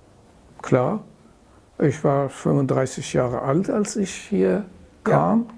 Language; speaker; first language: German; non-native, fluent; Persian